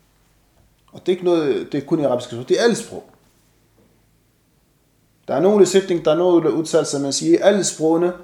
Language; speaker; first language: Danish; non-native, fluent; Arabic